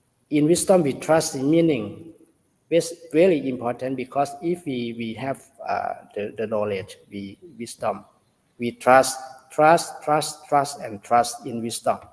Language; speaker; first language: English; non-native, learner; Thai